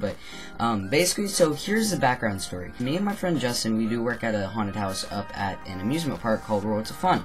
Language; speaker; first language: English; native; English